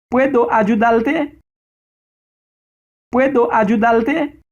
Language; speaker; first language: Spanish; non-native, learner; Haitian Creole